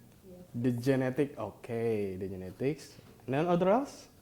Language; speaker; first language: English; non-native, local second language; Indonesian